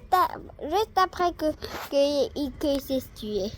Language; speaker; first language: French; early bilingual, heritage; French